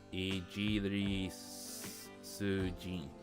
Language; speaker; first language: Japanese; non-native, learner; English